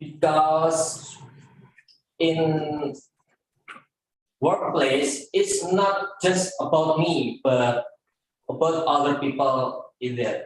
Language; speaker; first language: English; non-native, learner; Indonesian